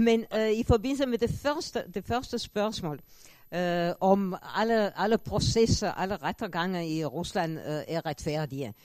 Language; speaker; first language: Danish; non-native, fluent; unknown